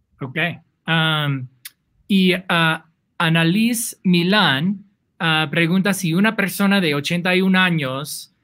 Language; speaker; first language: Spanish; non-native, fluent; English